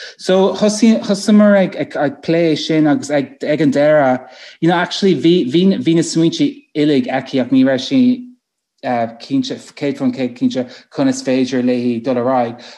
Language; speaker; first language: Irish; non-native, local second language; English